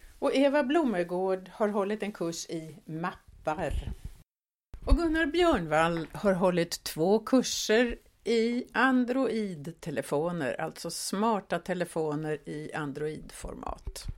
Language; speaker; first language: Swedish; native; Swedish